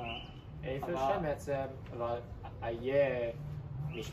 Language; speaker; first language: Hebrew; non-native, learner; English